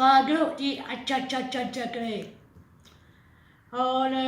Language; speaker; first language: Hindi; non-native, learner; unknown